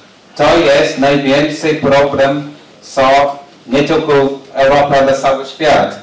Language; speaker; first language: Polish; non-native, fluent; English